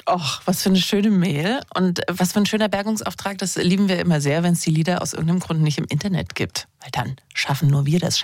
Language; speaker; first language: German; native; German